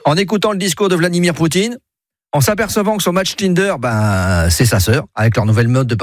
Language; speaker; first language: French; native; French